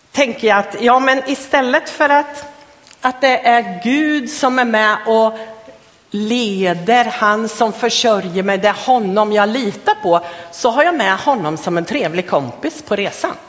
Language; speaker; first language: Swedish; native; Swedish